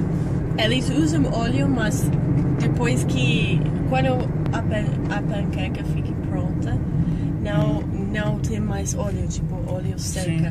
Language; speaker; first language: Portuguese; non-native, fluent; English